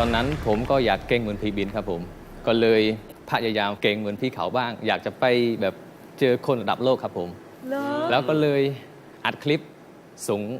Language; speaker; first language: Thai; non-native, fluent; Khmer